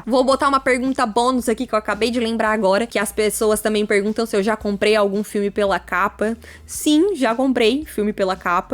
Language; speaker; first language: Portuguese; native; Portuguese